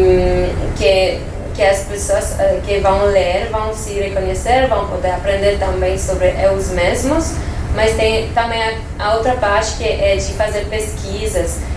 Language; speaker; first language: Portuguese; non-native, fluent; French